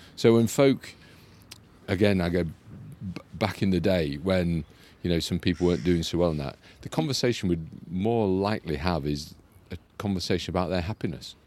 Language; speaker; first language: English; native; English